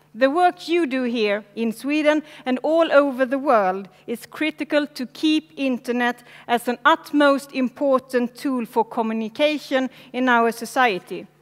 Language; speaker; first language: English; non-native, fluent; Swedish